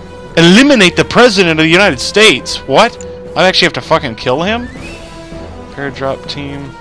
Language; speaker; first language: English; native; English